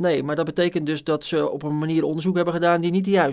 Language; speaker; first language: Dutch; native; Dutch